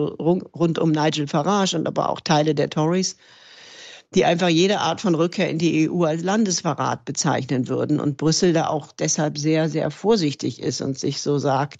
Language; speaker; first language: German; native; German